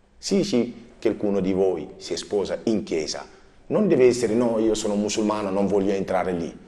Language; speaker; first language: Italian; non-native, learner; Wolof